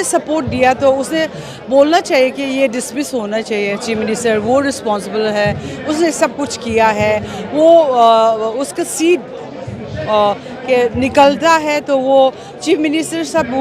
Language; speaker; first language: Hindi; non-native, local second language; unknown